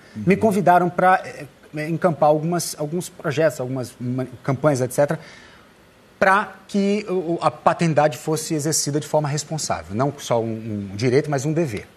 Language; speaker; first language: Portuguese; native; Portuguese